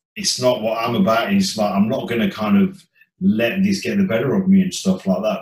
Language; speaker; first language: English; native; English